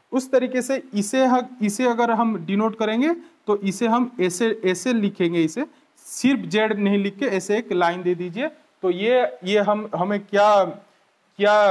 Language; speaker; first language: Hindi; non-native, local second language; Bangla